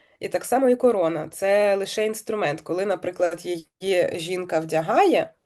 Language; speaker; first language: Ukrainian; native; Ukrainian